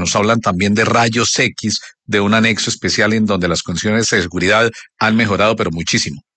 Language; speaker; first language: Spanish; native; Spanish